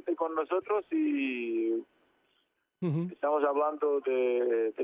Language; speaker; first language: Spanish; non-native, fluent; Georgian